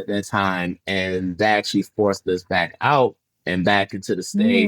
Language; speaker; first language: English; early bilingual, other home language; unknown